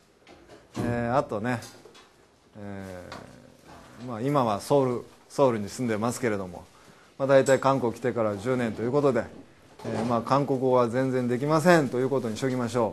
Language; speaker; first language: Japanese; native; Japanese